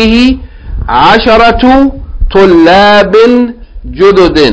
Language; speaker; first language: Arabic; non-native, fluent; English